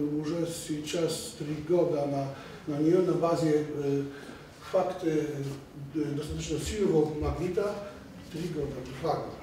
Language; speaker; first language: Russian; non-native, fluent; Polish